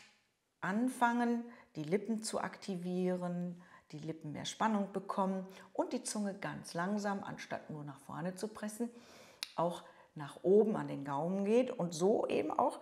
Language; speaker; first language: German; native; German